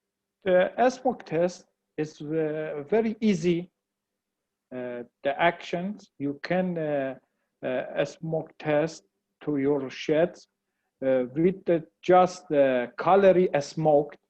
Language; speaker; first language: English; non-native, learner; Persian